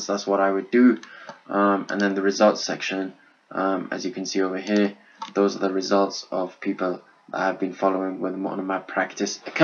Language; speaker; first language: English; native; English